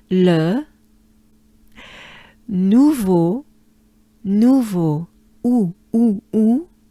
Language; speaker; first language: French; native; French